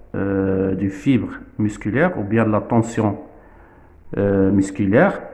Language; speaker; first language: French; non-native, local second language; Arabic